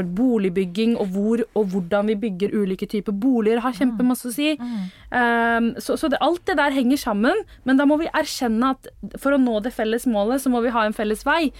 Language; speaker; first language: Norwegian; early bilingual, other home language; Tamil